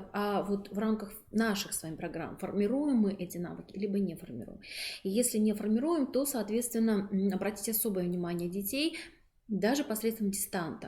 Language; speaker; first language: Russian; native; Russian